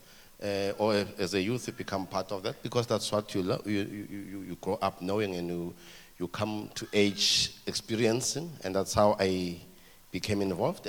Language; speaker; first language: English; non-native, local second language; Zulu